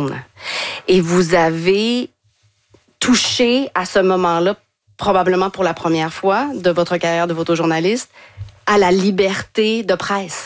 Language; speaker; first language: French; native; French